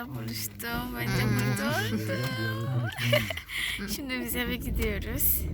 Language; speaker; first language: Turkish; non-native, learner; Indonesian